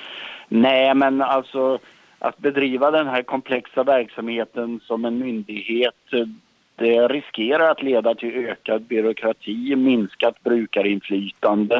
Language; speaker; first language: Swedish; native; Swedish